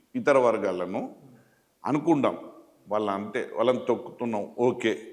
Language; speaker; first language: Telugu; native; Telugu